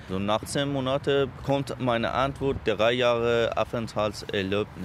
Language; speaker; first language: German; non-native, learner; Azerbaijani